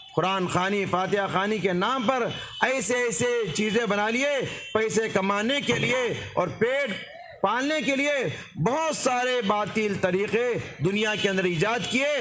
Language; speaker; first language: Urdu; native; Urdu